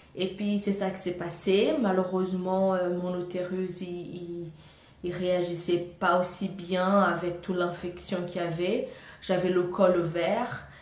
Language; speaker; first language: French; non-native, fluent; Portuguese